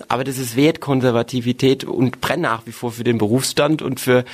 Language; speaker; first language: German; native; German